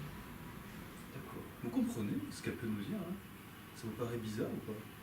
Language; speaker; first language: French; native; French